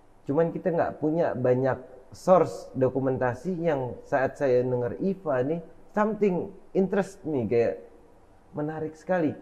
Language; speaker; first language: Indonesian; native; Indonesian